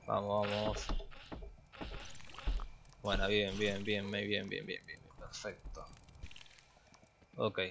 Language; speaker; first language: Spanish; native; Spanish